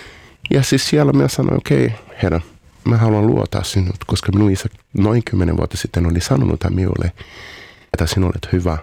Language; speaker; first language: Finnish; non-native, fluent; Portuguese